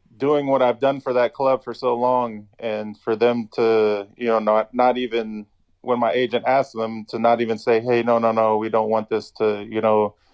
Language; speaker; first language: English; native; English